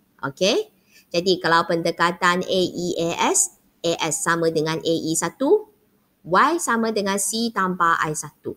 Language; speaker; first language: Malay; non-native, local second language; Chinese